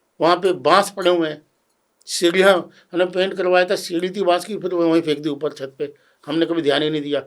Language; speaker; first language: Hindi; native; Hindi